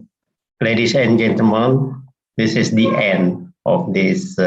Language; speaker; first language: English; non-native, fluent; Indonesian